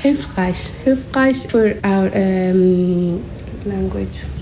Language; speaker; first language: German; non-native, learner; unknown